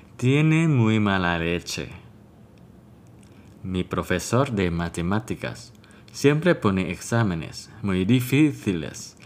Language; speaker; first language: Spanish; non-native, fluent; Thai